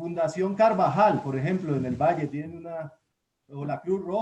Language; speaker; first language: Spanish; native; Spanish